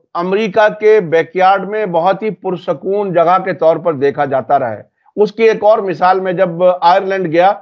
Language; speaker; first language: Hindi; native; Hindi